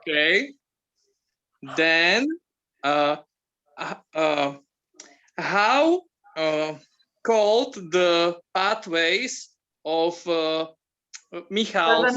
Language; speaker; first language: English; non-native, learner; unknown